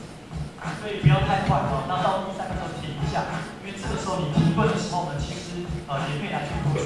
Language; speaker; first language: Chinese; native; Chinese